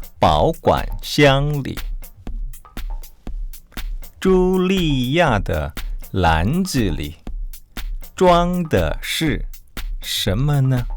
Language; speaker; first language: Chinese; non-native, fluent; Korean